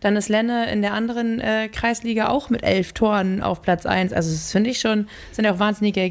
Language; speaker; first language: German; native; German